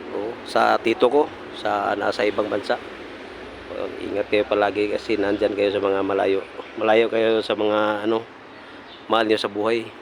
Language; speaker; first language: Filipino; non-native, local second language; Bikol